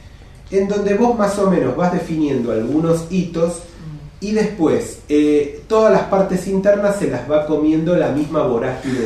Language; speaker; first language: Spanish; native; Spanish